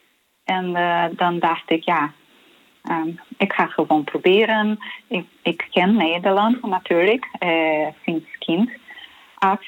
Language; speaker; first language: Dutch; non-native, fluent; Portuguese